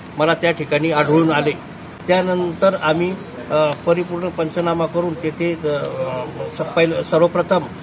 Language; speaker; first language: Marathi; native; Marathi